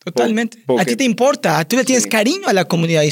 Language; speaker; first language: Spanish; native; Spanish